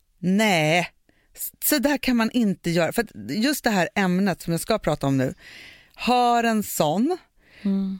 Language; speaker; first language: Swedish; native; Swedish